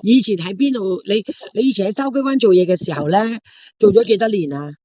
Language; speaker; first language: Cantonese; native; Cantonese